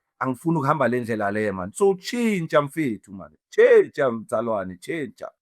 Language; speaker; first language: Zulu; non-native, local second language; Southern Sotho